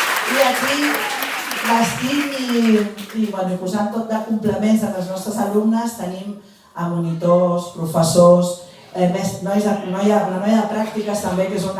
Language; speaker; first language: Catalan; native; Catalan